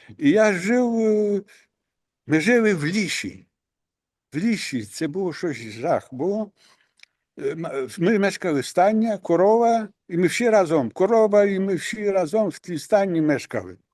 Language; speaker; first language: Ukrainian; native; Ukrainian